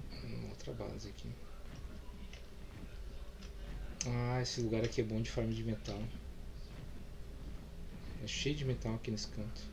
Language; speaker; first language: Portuguese; native; Portuguese